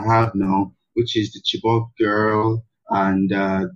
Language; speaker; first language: English; non-native, local second language; Igbo